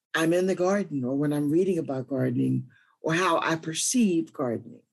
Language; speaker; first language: English; native; English